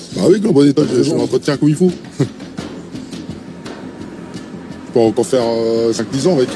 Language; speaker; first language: French; native; French